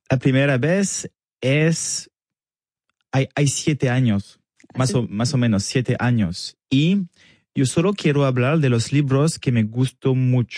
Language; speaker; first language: Spanish; non-native, learner; French